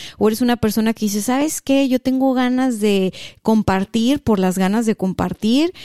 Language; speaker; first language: Spanish; native; Spanish